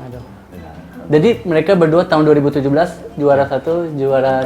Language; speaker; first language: Indonesian; native; Indonesian